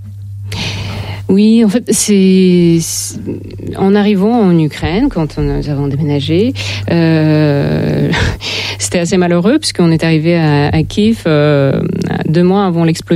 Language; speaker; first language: French; non-native, fluent; Russian